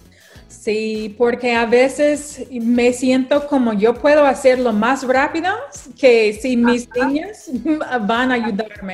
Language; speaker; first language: Spanish; non-native, learner; English